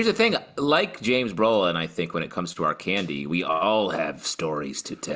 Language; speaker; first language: English; native; English